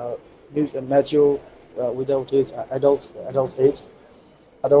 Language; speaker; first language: English; non-native, learner; Bangla